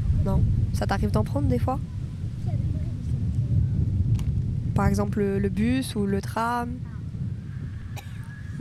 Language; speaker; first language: French; native; French